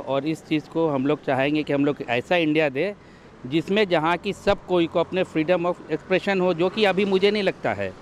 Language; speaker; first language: Hindi; native; Hindi